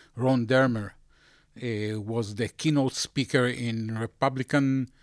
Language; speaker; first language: English; non-native, fluent; Hebrew